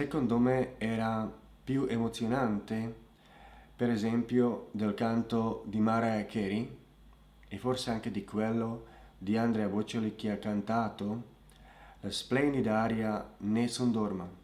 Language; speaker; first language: Italian; non-native, fluent; Slovak